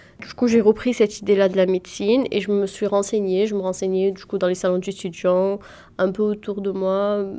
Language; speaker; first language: French; early bilingual, other home language; Arabic